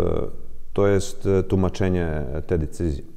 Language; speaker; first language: Polish; non-native, learner; Croatian